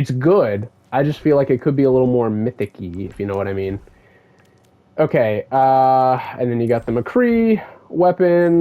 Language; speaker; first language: English; native; English